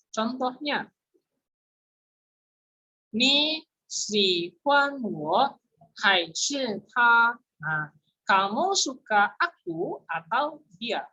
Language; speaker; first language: Indonesian; native; Indonesian